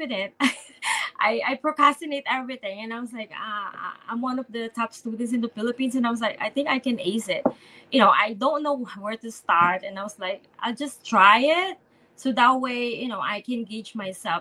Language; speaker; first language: English; non-native, local second language; Filipino